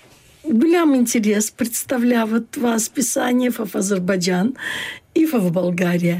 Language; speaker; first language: Bulgarian; early bilingual, heritage; Bulgarian